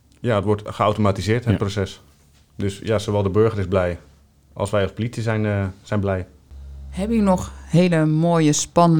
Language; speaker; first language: Dutch; native; Dutch